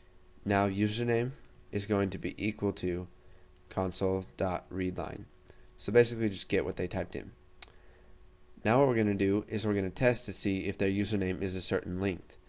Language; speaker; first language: English; native; English